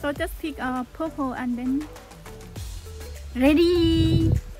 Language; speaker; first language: English; non-native, learner; Thai